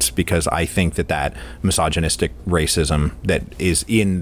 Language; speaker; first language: English; native; English